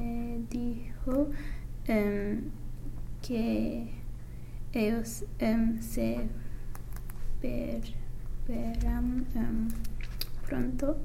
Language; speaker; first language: Spanish; non-native, learner; English